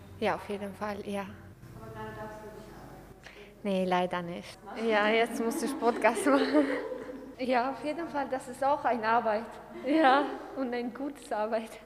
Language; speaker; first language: German; non-native, learner; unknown